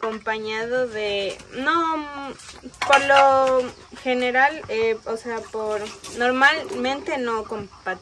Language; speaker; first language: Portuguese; non-native, learner; Spanish